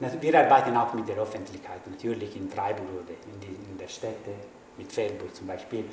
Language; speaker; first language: German; non-native, fluent; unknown